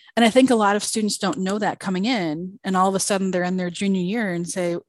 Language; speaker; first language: English; native; English